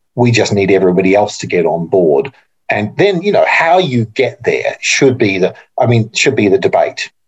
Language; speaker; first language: English; native; English